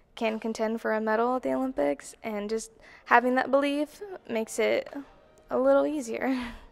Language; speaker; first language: English; native; English